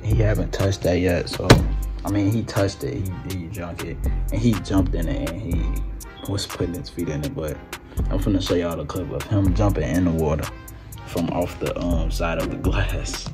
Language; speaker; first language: English; native; English